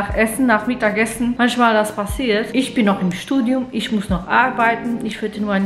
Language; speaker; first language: German; non-native, fluent; Portuguese